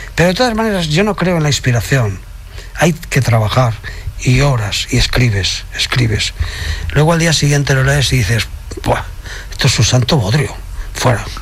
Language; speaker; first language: Spanish; native; Spanish